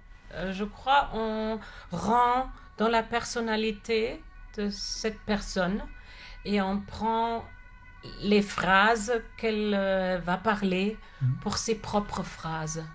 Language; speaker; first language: French; non-native, fluent; German